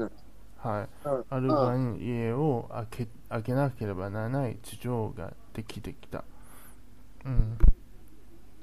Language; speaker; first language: Japanese; non-native, learner; Chinese